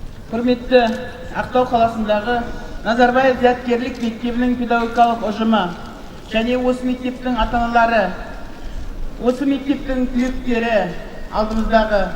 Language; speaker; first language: Kazakh; native; Kazakh